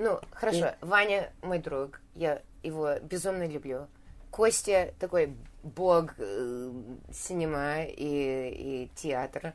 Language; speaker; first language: Russian; early bilingual, heritage; Russian